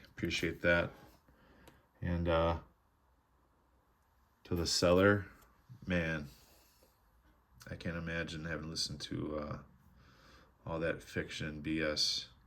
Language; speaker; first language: English; native; English